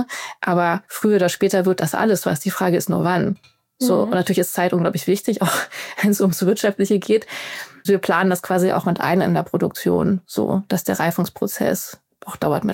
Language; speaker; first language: German; native; German